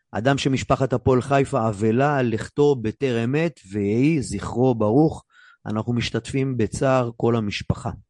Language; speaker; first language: Hebrew; native; Hebrew